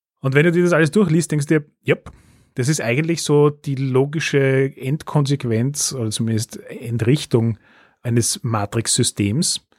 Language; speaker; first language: German; native; German